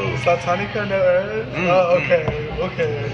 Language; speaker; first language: Spanish; early bilingual, heritage; Spanish